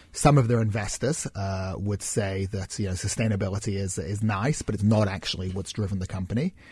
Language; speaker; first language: English; native; English